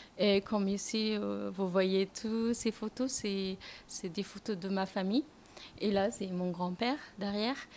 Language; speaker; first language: French; non-native, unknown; Arabic